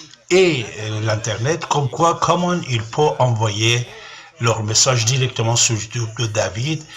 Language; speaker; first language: French; non-native, fluent; Persian